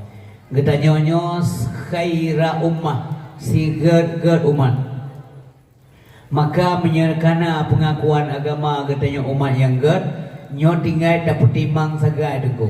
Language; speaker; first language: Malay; non-native, local second language; Achinese